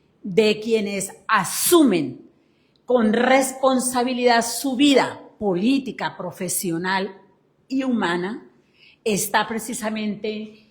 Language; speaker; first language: Spanish; native; Spanish